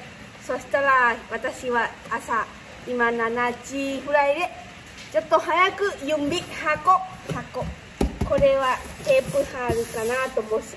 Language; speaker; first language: Japanese; non-native, learner; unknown